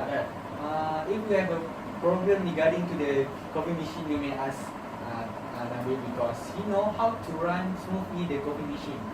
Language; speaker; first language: English; non-native, learner; Malay